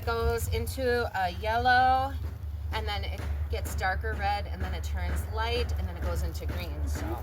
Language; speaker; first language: English; native; English